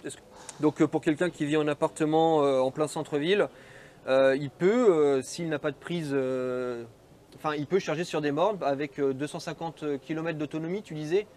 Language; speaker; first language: French; native; French